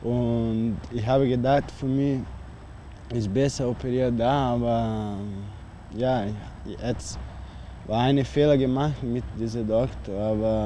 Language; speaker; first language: German; non-native, learner; Portuguese